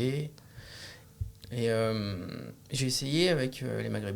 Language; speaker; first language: French; native; French